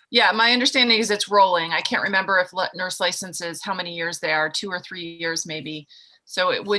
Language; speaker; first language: English; native; English